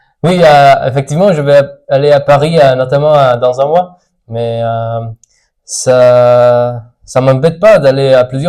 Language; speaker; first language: French; non-native, learner; Spanish